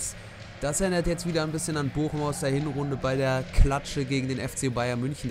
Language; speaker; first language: German; native; German